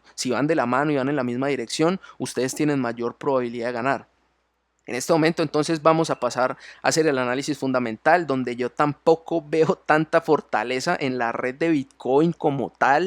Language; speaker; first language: Spanish; native; Spanish